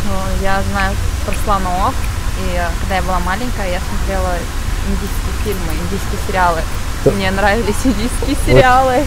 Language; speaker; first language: Russian; native; Russian